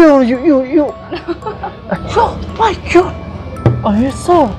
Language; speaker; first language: English; non-native, learner; Indonesian